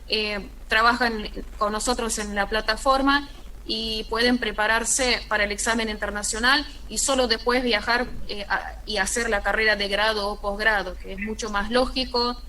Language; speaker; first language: Spanish; non-native, fluent; Russian